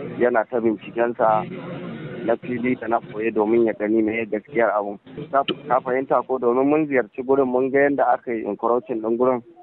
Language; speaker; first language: Hausa; native; Hausa